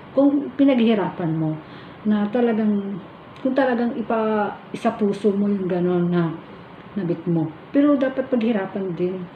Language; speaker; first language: Filipino; non-native, local second language; Cebuano